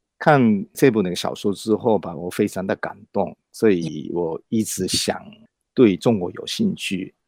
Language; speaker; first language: Chinese; non-native, fluent; Japanese